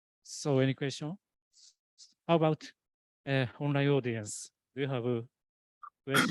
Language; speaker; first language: English; non-native, learner; Japanese